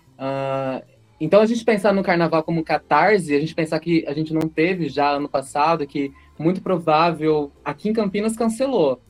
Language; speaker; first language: Portuguese; native; Portuguese